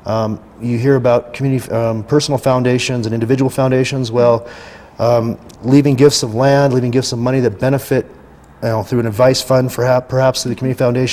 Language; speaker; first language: English; native; English